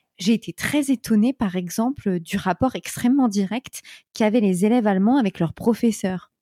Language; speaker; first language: French; native; French